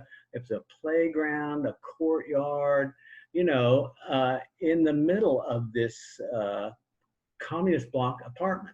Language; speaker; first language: English; native; English